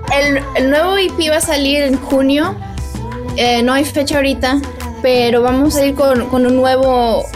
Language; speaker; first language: Spanish; early bilingual, heritage; Spanish